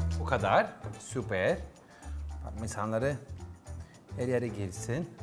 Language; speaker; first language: Turkish; non-native, learner; Italian